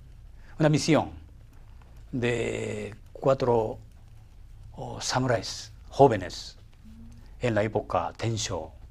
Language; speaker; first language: Spanish; non-native, fluent; Japanese